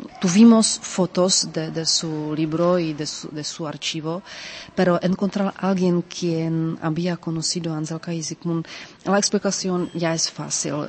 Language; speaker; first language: Spanish; non-native, fluent; Czech